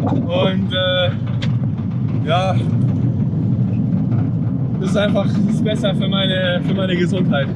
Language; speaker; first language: German; native; German